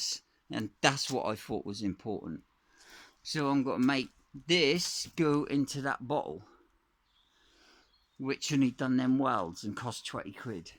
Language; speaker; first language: English; native; English